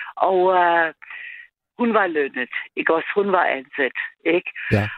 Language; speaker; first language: Danish; non-native, fluent; German